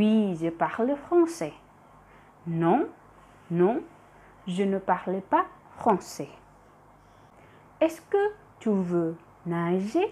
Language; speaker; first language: French; non-native, fluent; Indonesian